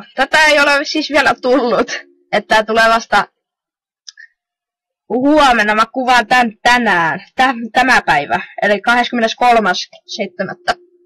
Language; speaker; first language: Finnish; native; Finnish